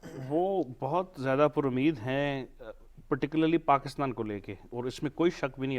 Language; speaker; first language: Urdu; native; Urdu